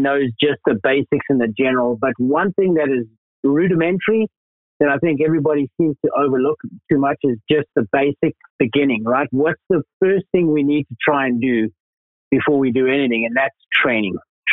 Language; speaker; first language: English; native; English